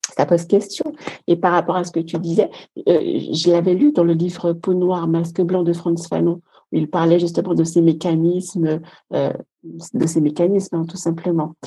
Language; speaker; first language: French; native; French